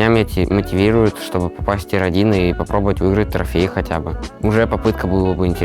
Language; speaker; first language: Russian; native; Russian